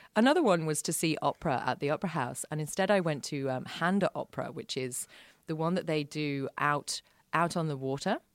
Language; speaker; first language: English; native; English